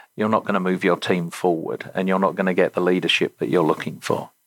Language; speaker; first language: English; native; English